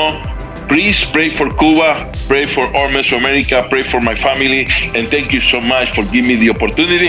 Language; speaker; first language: English; non-native, learner; Spanish